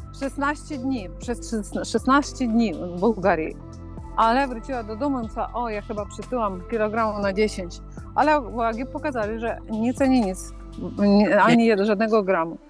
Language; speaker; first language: Polish; non-native, fluent; Ukrainian